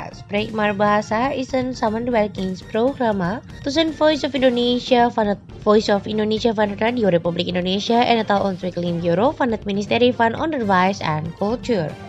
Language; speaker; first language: Dutch; non-native, fluent; Indonesian